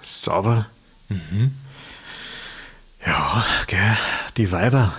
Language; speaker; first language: German; native; German